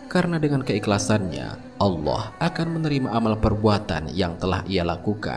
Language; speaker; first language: Indonesian; native; Indonesian